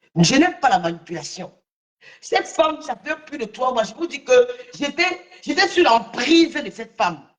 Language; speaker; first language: French; native; French